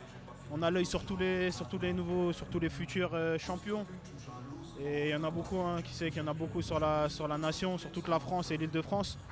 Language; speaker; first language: French; native; French